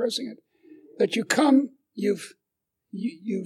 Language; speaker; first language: English; native; English